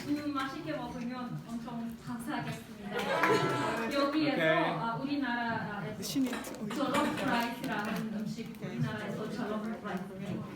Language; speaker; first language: Korean; non-native, learner; English